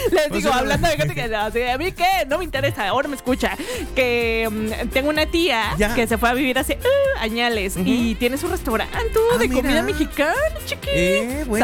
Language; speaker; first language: Spanish; native; Spanish